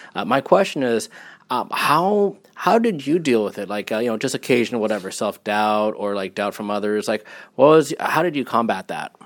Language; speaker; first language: English; native; English